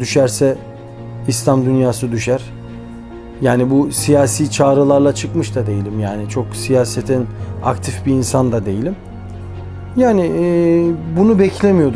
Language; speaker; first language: Turkish; native; Turkish